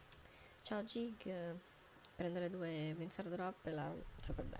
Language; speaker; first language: Italian; native; Italian